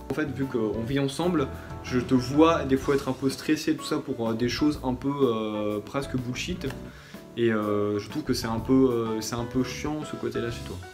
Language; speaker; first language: French; native; French